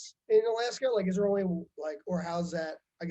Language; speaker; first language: English; native; English